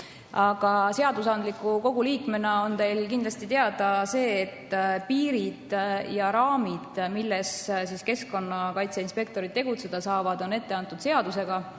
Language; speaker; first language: Estonian; native; Estonian